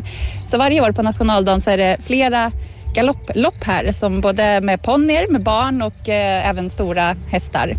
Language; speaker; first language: Swedish; native; Swedish